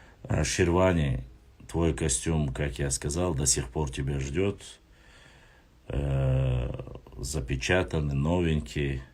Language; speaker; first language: Russian; non-native, local second language; Chechen